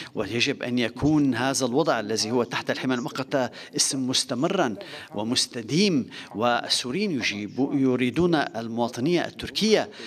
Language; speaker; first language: Arabic; non-native, fluent; Turkish